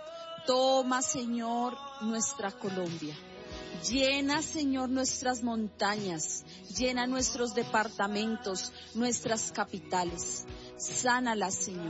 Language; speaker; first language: Spanish; native; Spanish